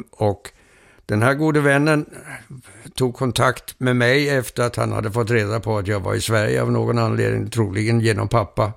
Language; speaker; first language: Swedish; early bilingual, heritage; Swedish